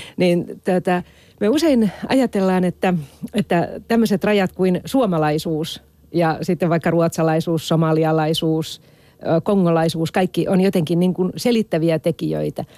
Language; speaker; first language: Finnish; native; Finnish